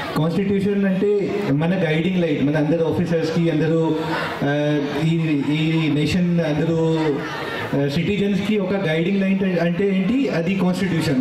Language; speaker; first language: Telugu; non-native, learner; Hindi